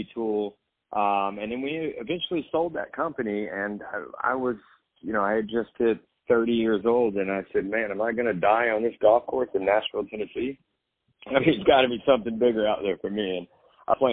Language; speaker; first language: English; native; English